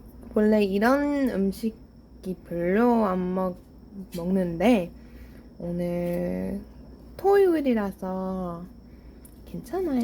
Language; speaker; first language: Korean; non-native, learner; English